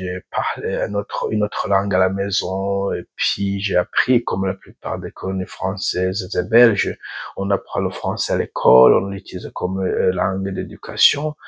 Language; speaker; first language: French; non-native, local second language; Rundi